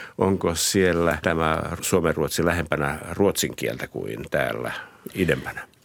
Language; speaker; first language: Finnish; native; Finnish